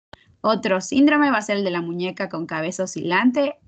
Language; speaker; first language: Spanish; native; Spanish